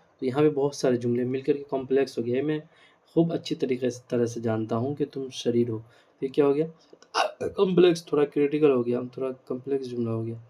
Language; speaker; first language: Urdu; native; Urdu